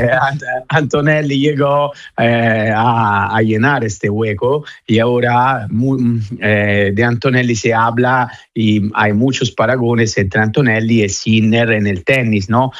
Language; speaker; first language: Spanish; non-native, fluent; Italian